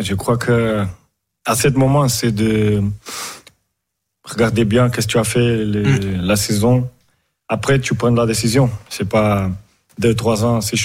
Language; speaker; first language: French; non-native, fluent; Portuguese